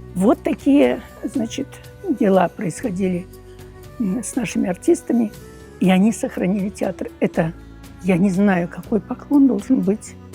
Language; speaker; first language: Russian; non-native, local second language; Uyghur